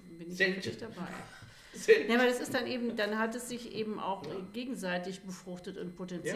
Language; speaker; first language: German; native; German